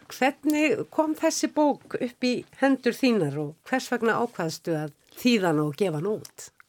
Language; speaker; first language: Icelandic; native; Icelandic